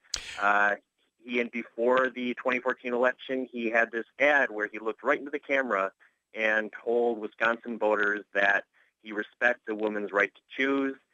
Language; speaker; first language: English; native; English